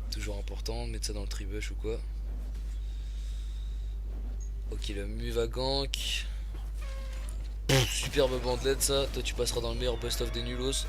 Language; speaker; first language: French; native; French